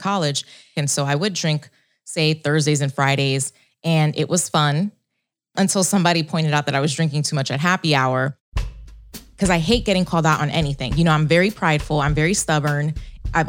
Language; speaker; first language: English; early bilingual, other home language; Spanish